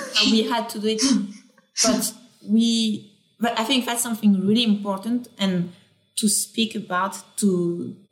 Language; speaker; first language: English; non-native, fluent; French